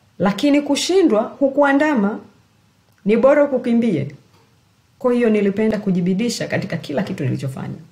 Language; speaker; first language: Swahili; native; Swahili